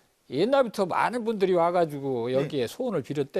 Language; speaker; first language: Korean; native; Korean